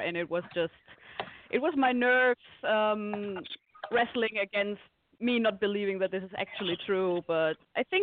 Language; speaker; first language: English; non-native, fluent; German